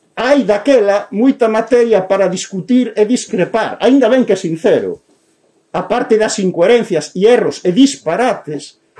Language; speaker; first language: Galician; native; Galician